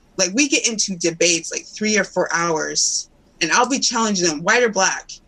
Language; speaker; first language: English; native; English